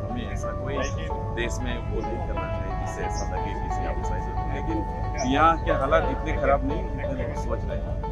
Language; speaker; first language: Hindi; native; Hindi